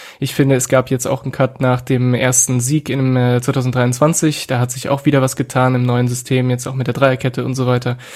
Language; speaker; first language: German; non-native, fluent; French